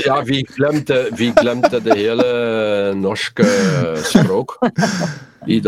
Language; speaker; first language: Norwegian; non-native, learner; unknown